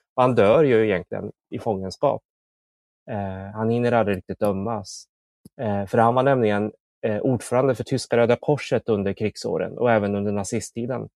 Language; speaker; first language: Swedish; native; Swedish